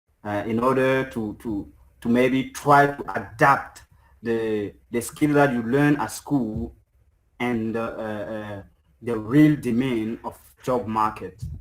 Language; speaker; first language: English; non-native, fluent; French